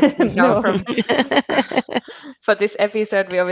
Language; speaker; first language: English; non-native, fluent; Finnish